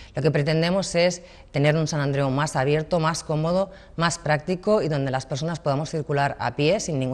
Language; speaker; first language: Spanish; native; Spanish